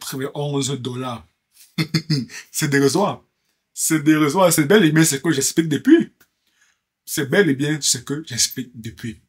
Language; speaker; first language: French; native; French